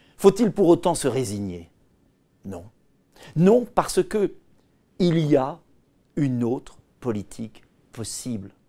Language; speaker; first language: French; native; French